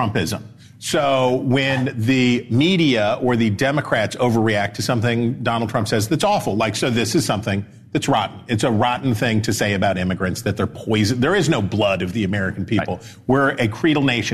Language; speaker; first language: English; native; English